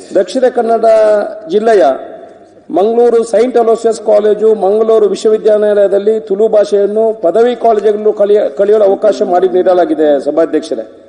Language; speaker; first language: Kannada; non-native, local second language; Tulu